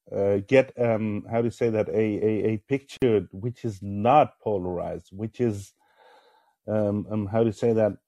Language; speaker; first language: English; non-native, fluent; Dutch